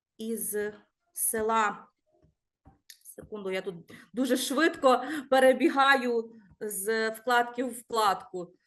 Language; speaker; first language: Ukrainian; native; Ukrainian